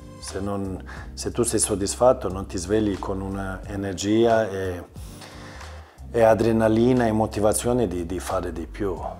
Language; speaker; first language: Italian; non-native, learner; Swedish